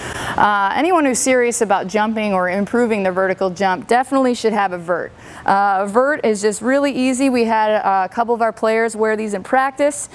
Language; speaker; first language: English; native; English